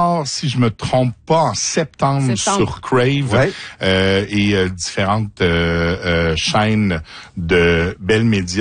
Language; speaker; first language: French; native; French